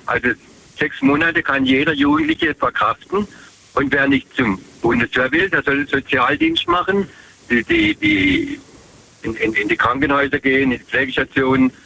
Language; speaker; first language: German; native; German